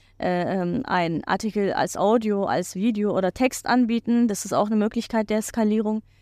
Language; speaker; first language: German; non-native, fluent; Turkish